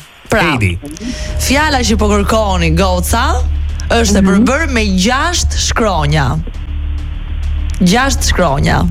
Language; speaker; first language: Albanian; native; Albanian